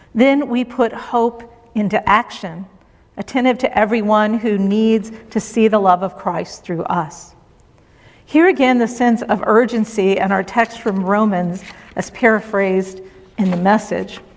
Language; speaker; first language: English; native; English